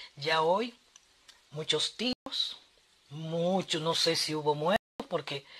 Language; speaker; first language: Spanish; native; Spanish